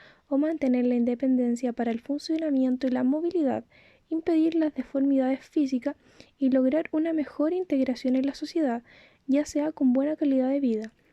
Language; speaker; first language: Spanish; native; Spanish